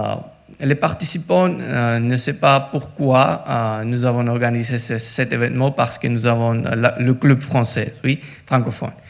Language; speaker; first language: French; non-native, learner; Georgian